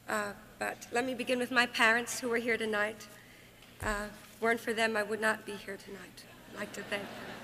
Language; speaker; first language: English; native; English